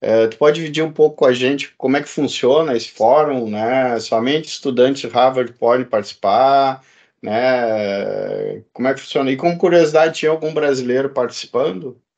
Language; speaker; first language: Portuguese; native; Portuguese